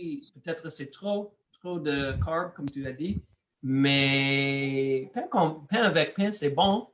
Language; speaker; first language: French; non-native, learner; English